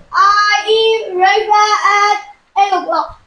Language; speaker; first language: English; non-native, learner; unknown